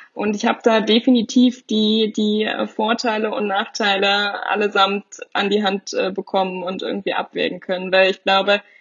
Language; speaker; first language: German; native; German